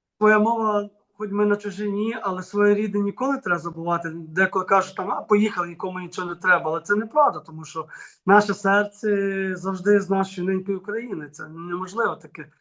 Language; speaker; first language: Ukrainian; native; Ukrainian